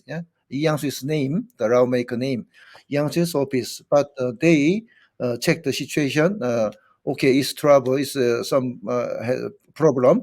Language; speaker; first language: English; non-native, learner; Korean